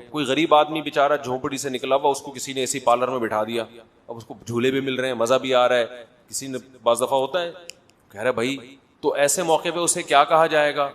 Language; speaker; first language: Urdu; native; Urdu